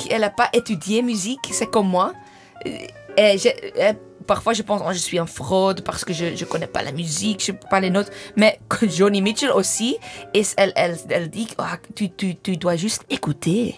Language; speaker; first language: French; non-native, fluent; English